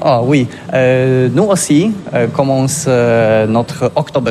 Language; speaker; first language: French; non-native, learner; Polish